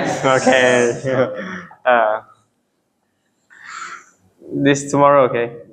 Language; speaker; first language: English; non-native, learner; Indonesian